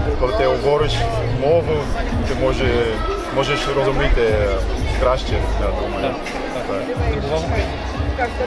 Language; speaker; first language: Ukrainian; non-native, learner; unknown